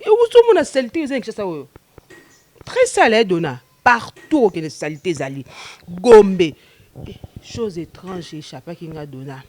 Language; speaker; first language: French; non-native, local second language; Lingala